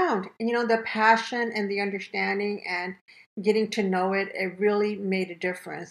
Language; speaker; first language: English; early bilingual, other home language; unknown